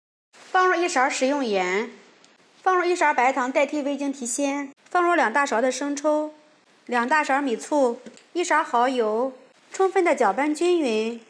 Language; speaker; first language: Chinese; native; Chinese